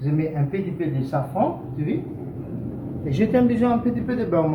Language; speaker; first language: French; non-native, fluent; Italian